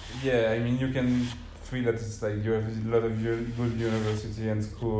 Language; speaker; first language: English; non-native, fluent; French